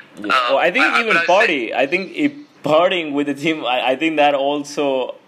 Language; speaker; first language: English; non-native, fluent; Spanish